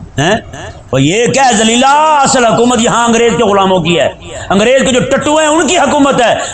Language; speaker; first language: Urdu; non-native, local second language; Punjabi